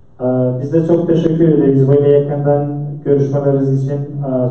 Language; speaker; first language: Turkish; non-native, fluent; Central Kurdish